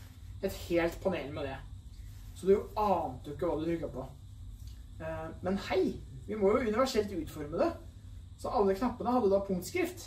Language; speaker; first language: Norwegian; native; Norwegian